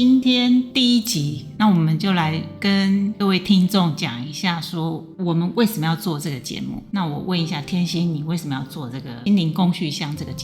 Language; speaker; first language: Chinese; native; Chinese